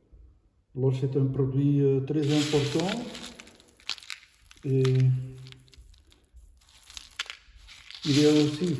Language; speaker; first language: French; non-native, local second language; Dutch